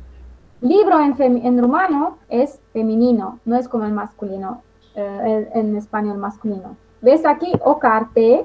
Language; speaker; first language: Spanish; non-native, fluent; Romanian